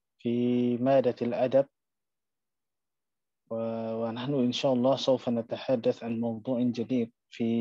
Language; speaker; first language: Arabic; non-native, fluent; Indonesian